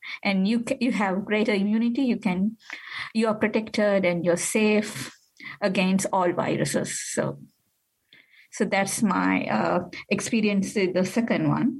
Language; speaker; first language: English; non-native, local second language; Tamil